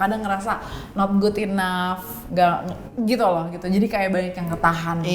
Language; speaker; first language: Indonesian; native; Indonesian